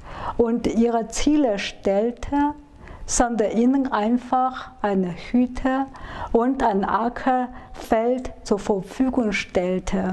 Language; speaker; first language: German; non-native, fluent; Chinese